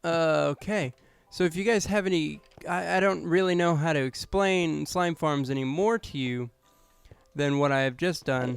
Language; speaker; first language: English; native; English